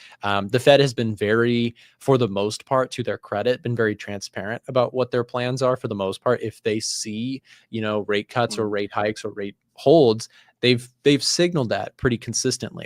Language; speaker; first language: English; native; English